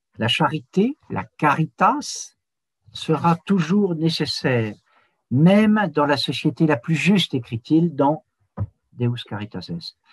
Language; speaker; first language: French; native; French